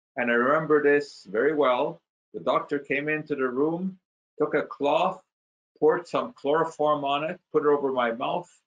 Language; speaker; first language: English; non-native, fluent; Hungarian